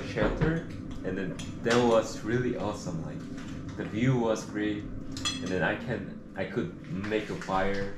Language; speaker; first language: English; non-native, learner; Korean